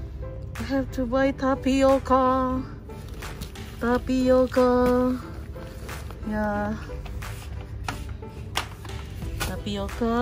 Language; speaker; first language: English; non-native, learner; Indonesian